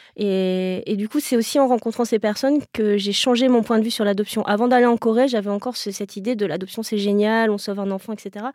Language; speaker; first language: French; native; French